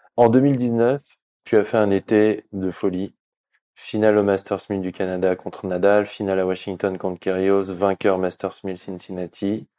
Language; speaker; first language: French; native; French